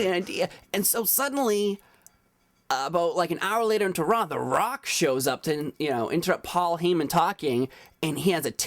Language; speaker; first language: English; native; English